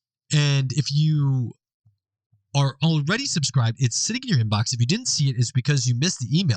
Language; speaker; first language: English; native; English